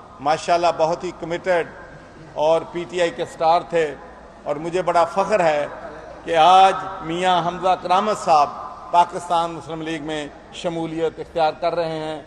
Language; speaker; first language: Urdu; non-native, local second language; Punjabi